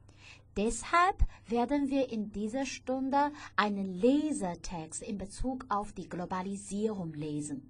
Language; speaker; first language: German; non-native, fluent; Chinese